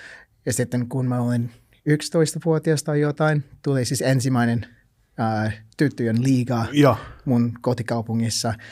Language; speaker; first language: Finnish; non-native, learner; English